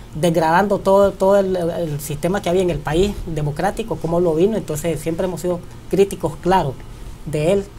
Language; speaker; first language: Spanish; native; Spanish